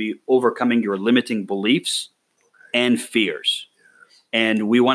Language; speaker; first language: English; non-native, fluent; Arabic